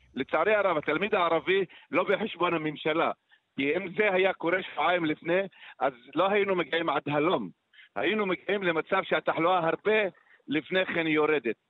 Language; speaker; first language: Hebrew; non-native, local second language; Arabic